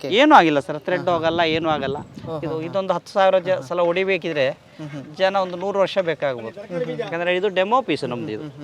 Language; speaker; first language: Kannada; native; Kannada